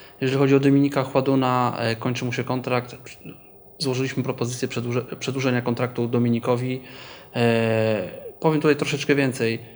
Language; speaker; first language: Polish; native; Polish